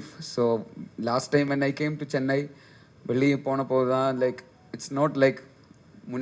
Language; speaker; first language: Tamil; non-native, local second language; Malayalam